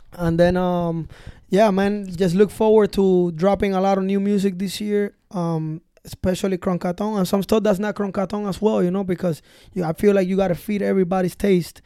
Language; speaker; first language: English; early bilingual, other home language; Spanish